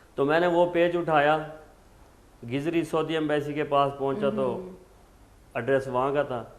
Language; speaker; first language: Urdu; non-native, local second language; Saraiki